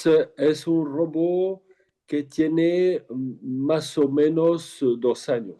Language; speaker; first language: Spanish; non-native, fluent; French